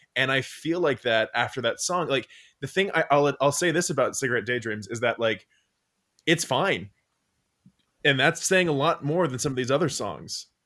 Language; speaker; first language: English; native; English